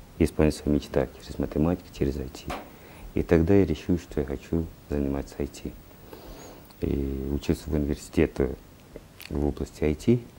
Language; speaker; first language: Russian; non-native, learner; Portuguese